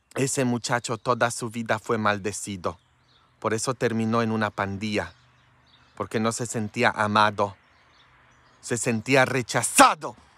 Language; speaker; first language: Spanish; non-native, fluent; Polish